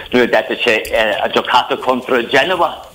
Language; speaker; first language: Italian; non-native, fluent; English